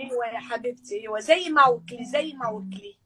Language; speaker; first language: Arabic; native; Arabic